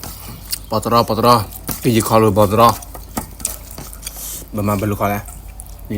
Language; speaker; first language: Burmese; non-native, learner; S'gaw Karen